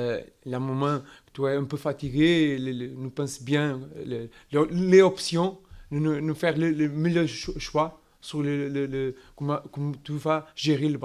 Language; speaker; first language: French; non-native, learner; Portuguese